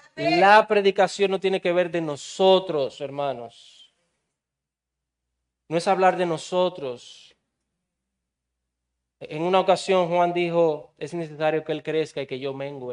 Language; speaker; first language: Spanish; native; Spanish